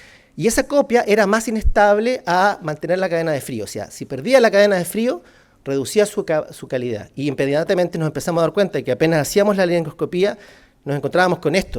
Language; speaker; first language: Spanish; native; Spanish